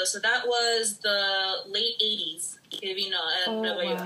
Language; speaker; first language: English; early bilingual, other home language; Spanish